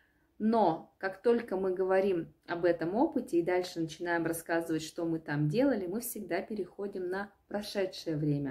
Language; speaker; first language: Russian; native; Russian